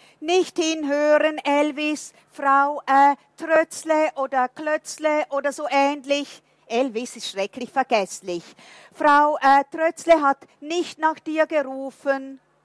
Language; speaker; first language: German; non-native, fluent; Portuguese